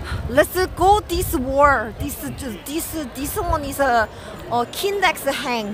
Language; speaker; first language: English; non-native, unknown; Korean